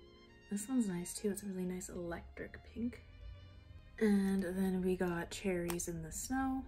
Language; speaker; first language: English; native; English